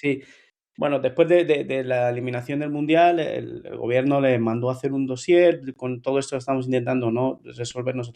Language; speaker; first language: Spanish; native; Spanish